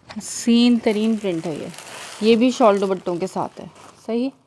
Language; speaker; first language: Urdu; native; Urdu